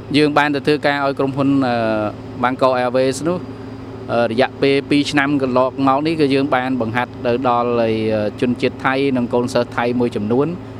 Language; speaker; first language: Khmer; native; Khmer